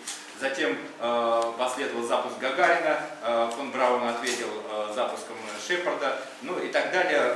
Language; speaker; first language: Russian; native; Russian